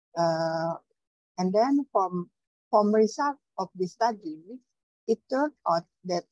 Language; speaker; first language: English; non-native, learner; Indonesian